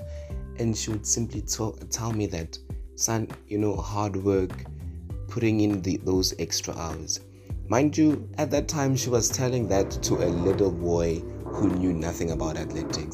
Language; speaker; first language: English; non-native, local second language; Northern Sotho